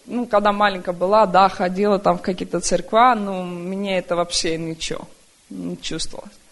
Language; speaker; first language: Russian; early bilingual, heritage; Russian